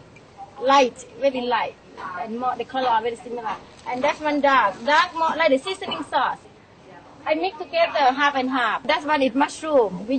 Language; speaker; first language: English; non-native, learner; Thai